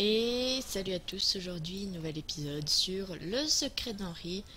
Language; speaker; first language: French; native; French